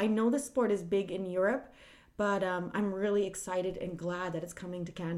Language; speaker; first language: English; native; English